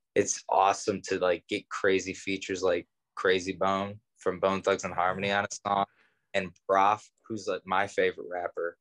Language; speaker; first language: English; native; English